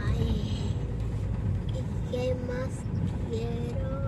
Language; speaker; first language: Spanish; early bilingual, other home language; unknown